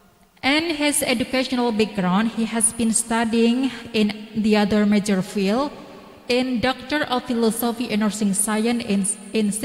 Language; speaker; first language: English; non-native, learner; Indonesian